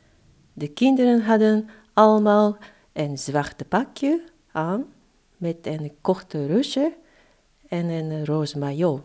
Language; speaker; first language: Dutch; non-native, fluent; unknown